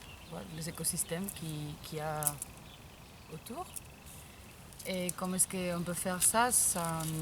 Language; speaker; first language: French; non-native, fluent; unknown